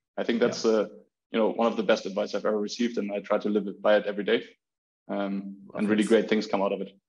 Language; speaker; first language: English; non-native, fluent; German